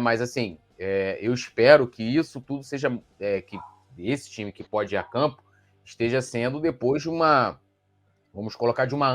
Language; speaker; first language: Portuguese; native; Portuguese